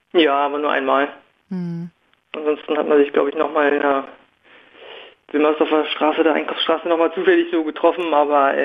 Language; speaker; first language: German; native; German